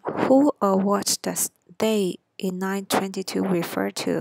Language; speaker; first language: English; non-native, local second language; Cantonese